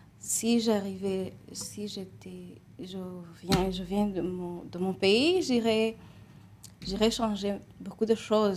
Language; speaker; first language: French; non-native, learner; Kinyarwanda